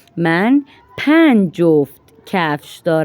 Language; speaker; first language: Persian; non-native, fluent; Urdu